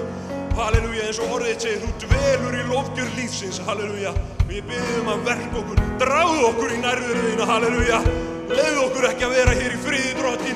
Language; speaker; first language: Icelandic; native; Icelandic